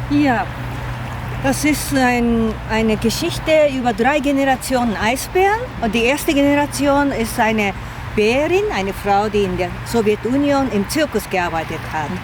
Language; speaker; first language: German; non-native, fluent; Japanese